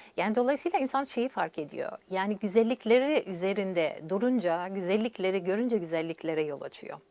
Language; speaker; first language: Turkish; native; Turkish